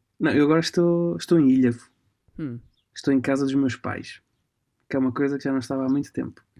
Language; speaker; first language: Portuguese; early bilingual, other home language; Romanian